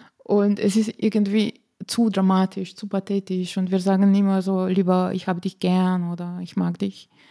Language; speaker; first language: German; non-native, fluent; Slovenian